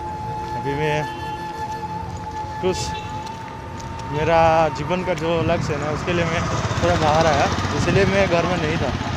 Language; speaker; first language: Hindi; non-native, local second language; Assamese